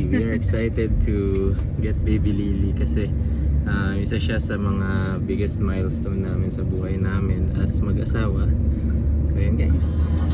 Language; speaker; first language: Filipino; native; Filipino